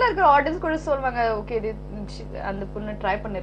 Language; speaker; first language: Tamil; non-native, local second language; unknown